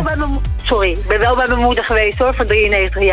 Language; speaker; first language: Dutch; native; Dutch